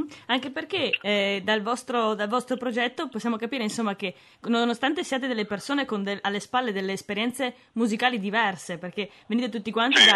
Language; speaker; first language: Italian; native; Italian